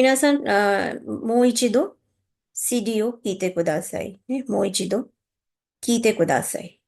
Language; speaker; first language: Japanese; non-native, fluent; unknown